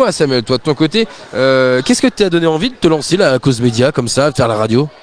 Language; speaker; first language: French; native; French